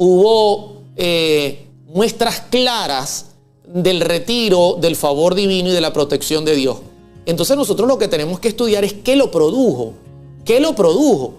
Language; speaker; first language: Spanish; native; Spanish